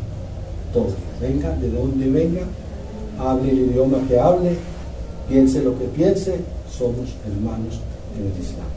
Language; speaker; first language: Spanish; non-native, fluent; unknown